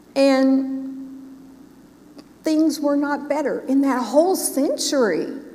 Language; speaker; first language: English; native; English